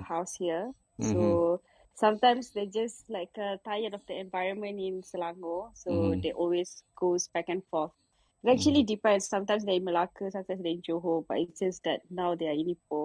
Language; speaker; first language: English; non-native, local second language; Malay